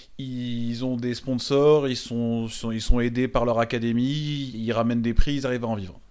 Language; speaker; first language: French; native; French